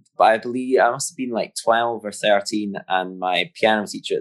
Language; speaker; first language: English; native; English